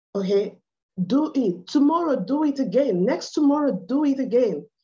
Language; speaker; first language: English; non-native, local second language; Igbo